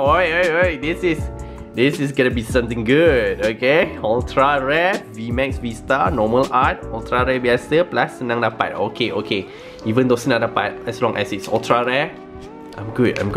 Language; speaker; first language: English; non-native, local second language; Malay